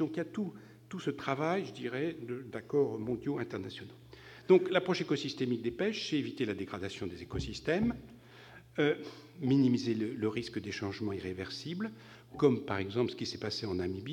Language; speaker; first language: French; native; French